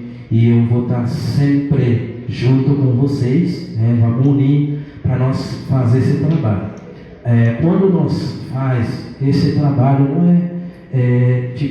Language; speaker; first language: Portuguese; non-native, local second language; Haitian Creole